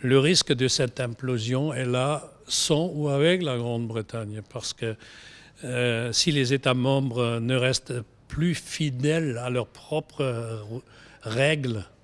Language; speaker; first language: French; non-native, fluent; German